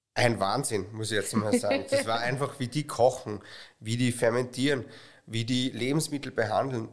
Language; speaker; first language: German; native; German